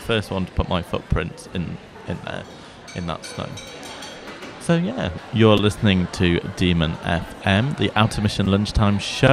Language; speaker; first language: English; native; English